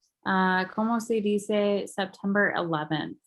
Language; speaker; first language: Spanish; non-native, learner; English